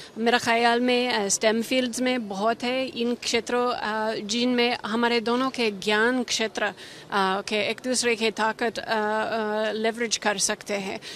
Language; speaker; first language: Hindi; non-native, fluent; English